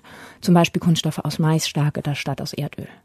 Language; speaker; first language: German; native; German